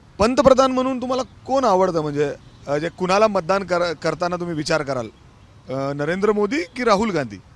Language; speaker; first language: Marathi; native; Marathi